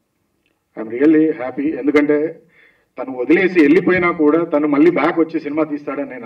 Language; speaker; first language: Telugu; native; Telugu